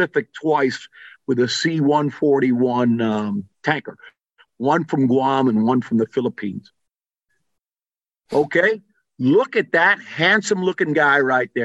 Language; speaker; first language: English; native; English